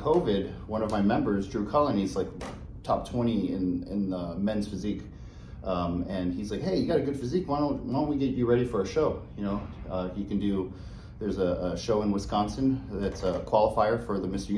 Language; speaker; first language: English; native; English